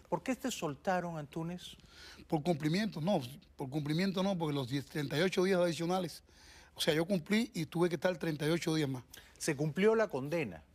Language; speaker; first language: Spanish; native; Spanish